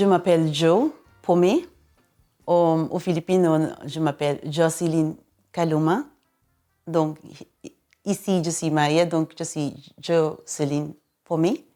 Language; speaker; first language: French; non-native, fluent; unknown